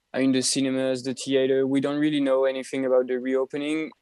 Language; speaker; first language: English; non-native, fluent; French